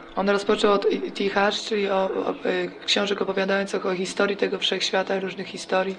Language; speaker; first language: Polish; native; Polish